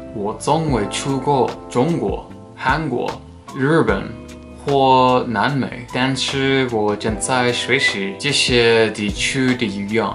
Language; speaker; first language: Chinese; non-native, learner; Vietnamese